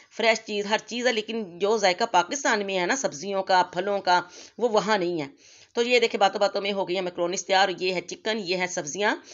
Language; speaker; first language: Urdu; non-native, local second language; Punjabi